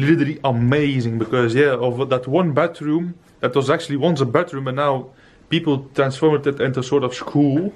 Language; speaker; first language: English; non-native, fluent; Dutch